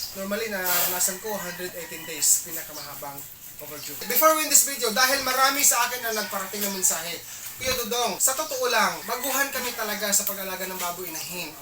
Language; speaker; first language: Filipino; non-native, local second language; Cebuano